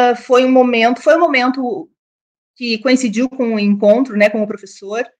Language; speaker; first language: Portuguese; native; Portuguese